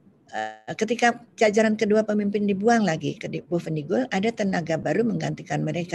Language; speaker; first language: Indonesian; native; Indonesian